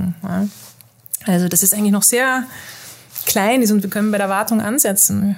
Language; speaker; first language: German; early bilingual, heritage; German